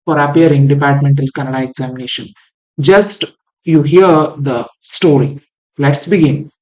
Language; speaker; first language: English; non-native, local second language; Kannada